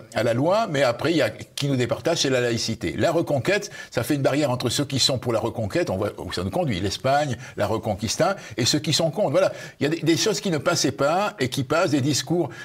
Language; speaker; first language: French; native; French